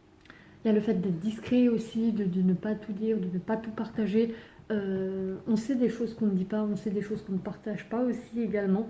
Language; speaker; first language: French; native; French